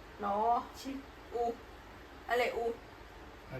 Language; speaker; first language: French; non-native, learner; Thai